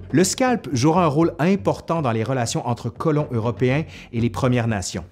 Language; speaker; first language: French; native; French